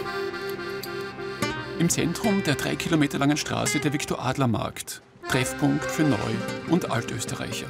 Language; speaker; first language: German; native; German